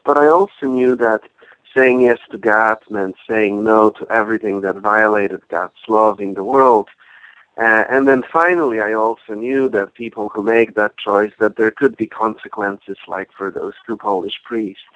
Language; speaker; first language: English; non-native, fluent; Polish